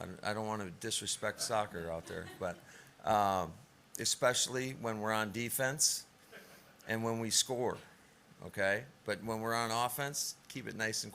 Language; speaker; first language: English; native; English